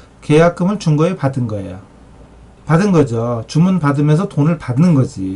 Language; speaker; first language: Korean; native; Korean